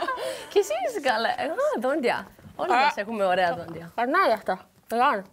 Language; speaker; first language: Greek; early bilingual, heritage; Greek